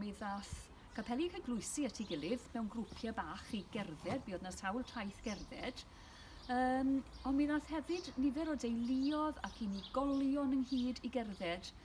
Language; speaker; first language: Welsh; native; Welsh